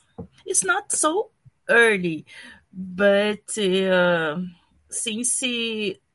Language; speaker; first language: English; non-native, learner; Portuguese